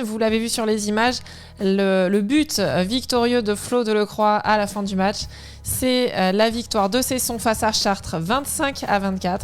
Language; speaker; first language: French; native; French